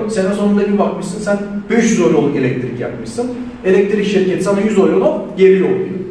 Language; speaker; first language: Turkish; native; Turkish